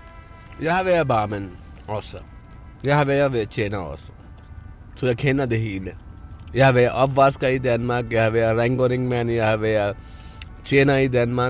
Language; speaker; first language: Danish; non-native, fluent; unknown